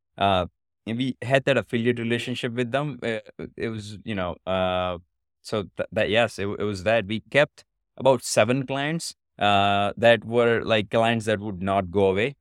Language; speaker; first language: English; non-native, local second language; Gujarati